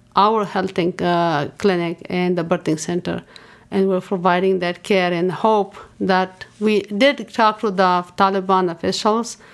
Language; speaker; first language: English; non-native, fluent; Persian